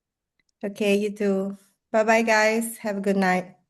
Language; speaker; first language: English; non-native, fluent; Indonesian